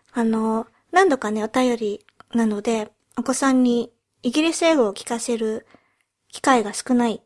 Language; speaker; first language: Japanese; early bilingual, heritage; Japanese